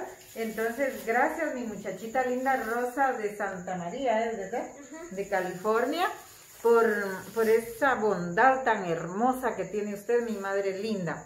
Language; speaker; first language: Spanish; native; Spanish